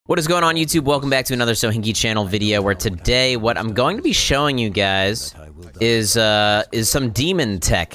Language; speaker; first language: English; native; English